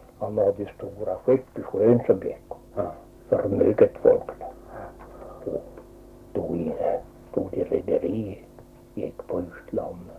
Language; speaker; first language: Swedish; native; Swedish